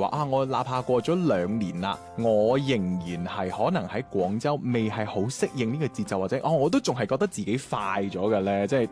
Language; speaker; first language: Cantonese; native; Cantonese